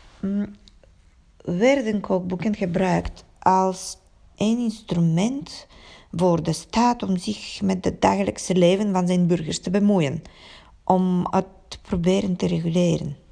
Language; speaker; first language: Dutch; non-native, fluent; Bulgarian